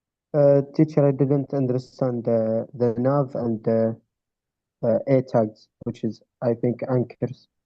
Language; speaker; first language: English; non-native, fluent; Arabic